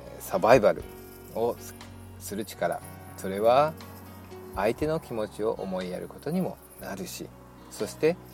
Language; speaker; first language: Japanese; native; Japanese